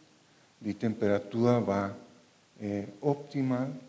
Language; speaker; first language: German; non-native, learner; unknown